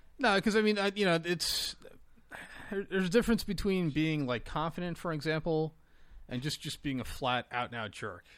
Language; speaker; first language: English; native; English